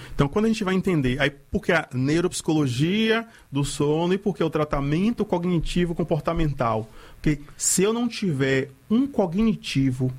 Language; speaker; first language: Portuguese; native; Portuguese